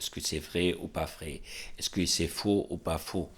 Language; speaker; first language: French; non-native, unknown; Arabic